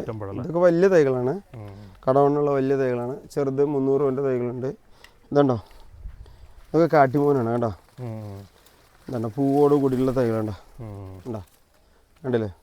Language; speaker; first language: Malayalam; native; Malayalam